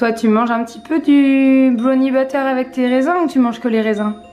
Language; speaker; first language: French; native; French